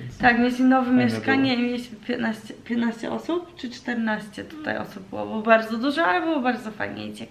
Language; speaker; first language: Polish; early bilingual, heritage; Polish